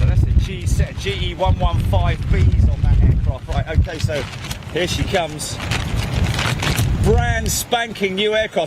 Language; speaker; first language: English; native; English